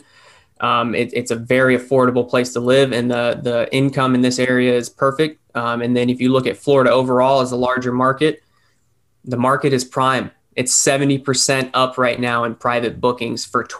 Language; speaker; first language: English; native; English